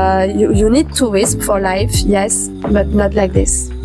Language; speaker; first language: English; non-native, fluent; French